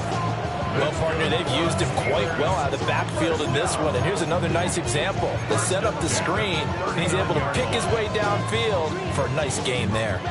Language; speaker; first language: English; native; English